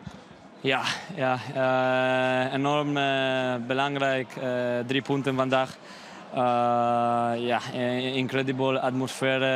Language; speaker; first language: Dutch; non-native, learner; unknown